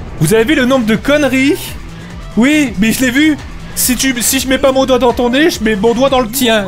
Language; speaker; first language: French; native; French